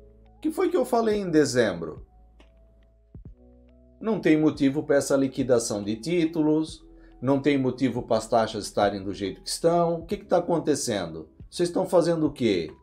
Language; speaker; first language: Portuguese; native; Portuguese